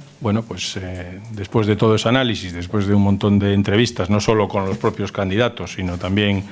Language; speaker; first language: Spanish; native; Spanish